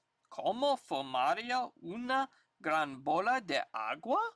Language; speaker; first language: Spanish; non-native, learner; English